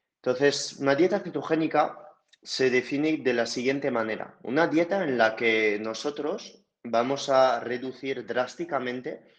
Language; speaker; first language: Spanish; non-native, fluent; French